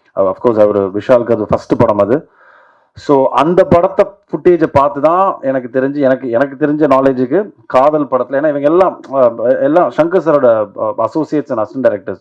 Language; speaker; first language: Tamil; native; Tamil